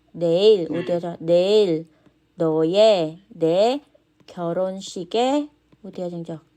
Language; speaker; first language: Korean; non-native, fluent; Khmer